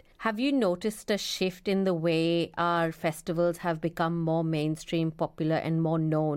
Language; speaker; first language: English; non-native, local second language; Bangla